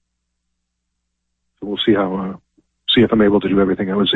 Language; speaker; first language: English; native; English